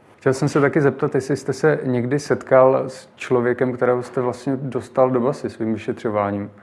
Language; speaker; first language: Czech; native; Czech